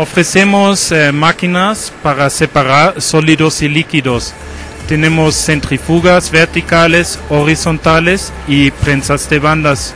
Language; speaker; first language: Spanish; non-native, fluent; German